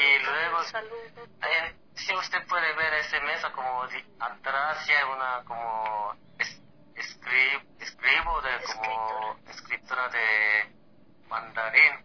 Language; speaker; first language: Spanish; non-native, fluent; Korean